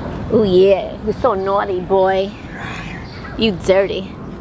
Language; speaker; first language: English; early bilingual, other home language; Spanish